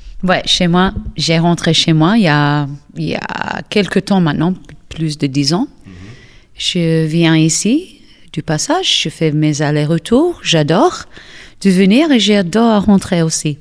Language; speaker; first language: French; non-native, fluent; English